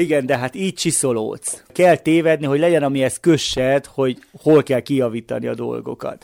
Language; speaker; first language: Hungarian; native; Hungarian